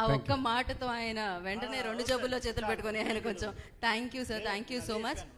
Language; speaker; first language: Telugu; native; Telugu